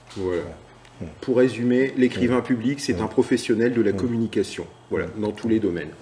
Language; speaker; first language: French; native; French